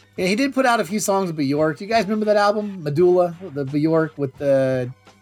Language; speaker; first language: English; native; English